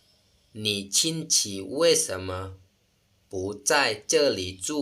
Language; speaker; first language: Chinese; non-native, fluent; Lao